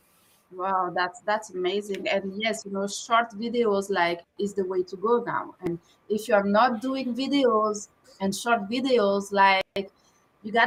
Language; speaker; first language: English; non-native, fluent; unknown